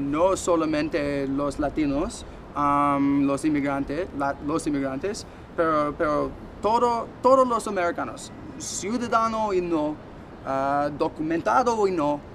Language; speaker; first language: Spanish; non-native, learner; English